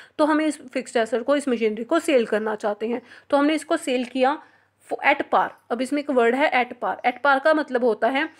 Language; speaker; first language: Hindi; non-native, local second language; Punjabi